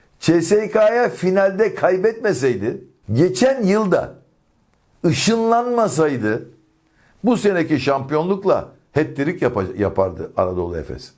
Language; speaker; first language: Turkish; native; Turkish